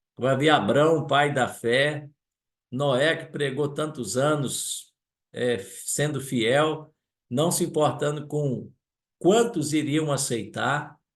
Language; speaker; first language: Portuguese; non-native, local second language; German